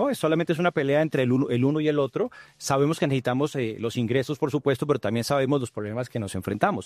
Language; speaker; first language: Spanish; native; Spanish